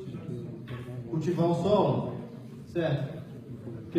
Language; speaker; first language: Portuguese; native; Portuguese